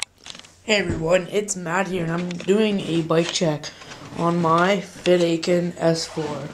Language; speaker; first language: English; native; English